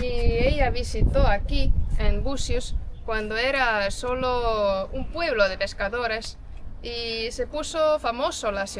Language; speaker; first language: Spanish; non-native, fluent; Estonian